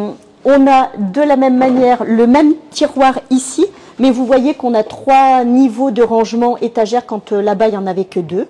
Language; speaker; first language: French; native; French